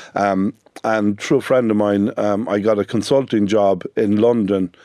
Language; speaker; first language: English; native; English